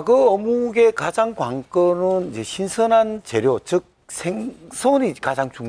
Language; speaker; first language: Korean; native; Korean